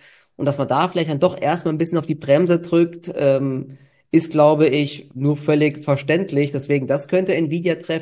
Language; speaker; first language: German; native; German